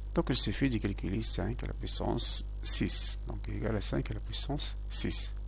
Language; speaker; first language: French; non-native, local second language; Arabic